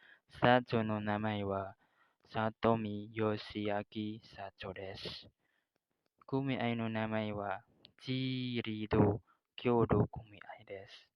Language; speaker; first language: Japanese; non-native, learner; Indonesian